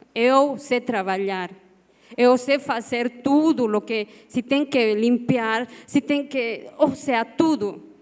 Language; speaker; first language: Portuguese; non-native, learner; Spanish